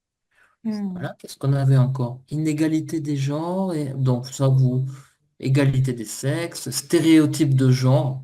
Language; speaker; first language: French; native; French